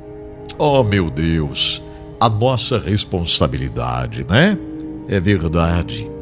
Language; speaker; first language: Portuguese; native; Portuguese